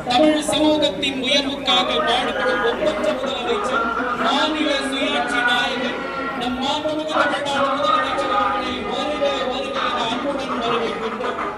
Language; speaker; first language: Tamil; native; Tamil